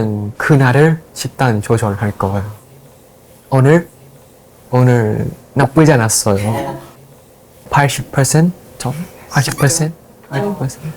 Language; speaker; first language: Korean; non-native, learner; Thai